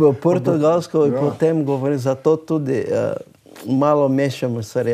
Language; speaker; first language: Slovenian; non-native, learner; Portuguese